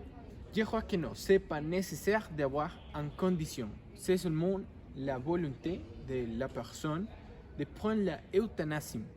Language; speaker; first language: French; non-native, learner; Spanish